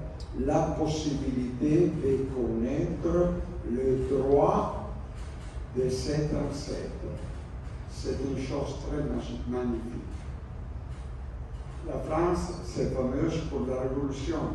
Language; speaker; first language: French; non-native, learner; Italian